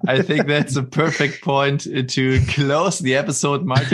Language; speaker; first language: English; non-native, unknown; German